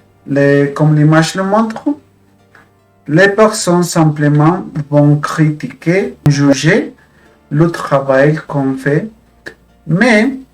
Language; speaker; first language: French; non-native, fluent; Spanish